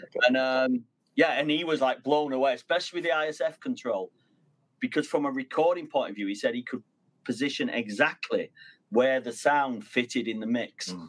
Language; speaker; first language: English; native; English